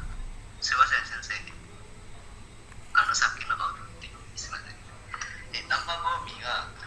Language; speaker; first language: Japanese; non-native, learner; Indonesian